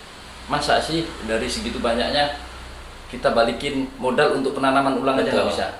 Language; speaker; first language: Indonesian; native; Indonesian